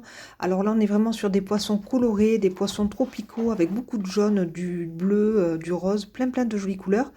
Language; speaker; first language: French; native; French